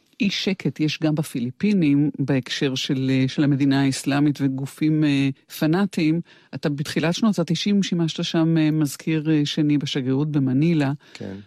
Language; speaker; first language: Hebrew; native; Hebrew